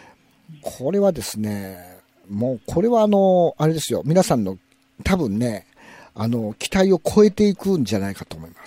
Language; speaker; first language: Japanese; native; Japanese